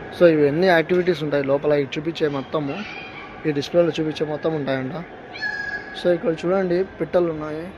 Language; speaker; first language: Telugu; non-native, local second language; Urdu